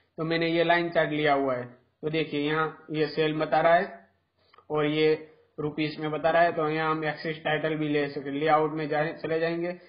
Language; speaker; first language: Hindi; non-native, local second language; Gujarati